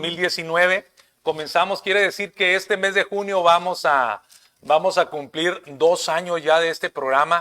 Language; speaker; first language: Spanish; native; Spanish